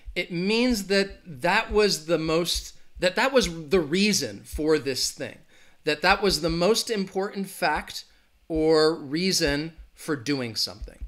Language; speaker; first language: English; native; English